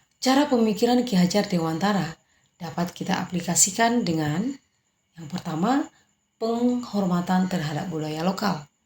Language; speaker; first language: Indonesian; native; Indonesian